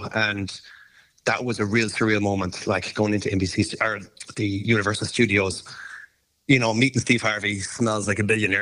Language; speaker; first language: English; native; English